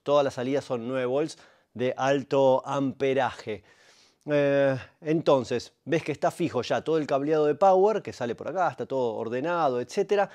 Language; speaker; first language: Spanish; native; Spanish